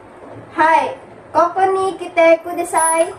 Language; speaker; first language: Japanese; non-native, learner; Filipino